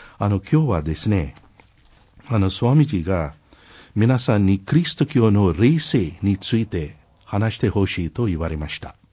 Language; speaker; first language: Japanese; non-native, fluent; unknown